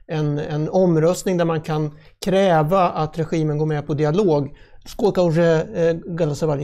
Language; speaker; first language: Swedish; native; Swedish